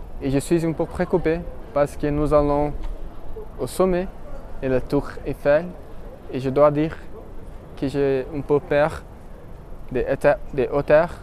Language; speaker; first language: French; non-native, fluent; Portuguese